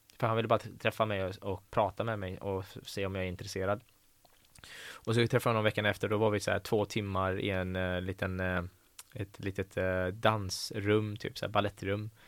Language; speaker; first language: Swedish; early bilingual, other home language; Persian